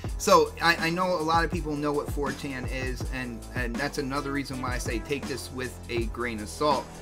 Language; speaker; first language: English; native; English